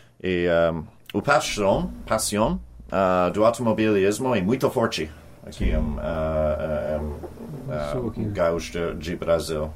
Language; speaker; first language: Portuguese; non-native, learner; English